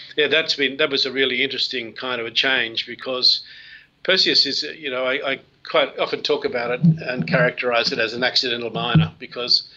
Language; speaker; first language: English; native; English